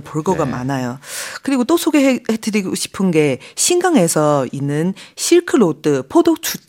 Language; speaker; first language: Korean; non-native, fluent; Chinese